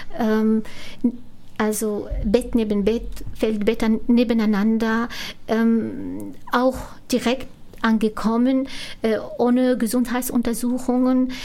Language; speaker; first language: German; non-native, fluent; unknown